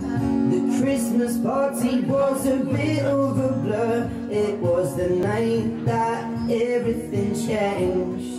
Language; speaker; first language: English; native; English